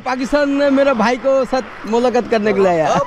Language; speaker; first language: Hindi; non-native, learner; Bangla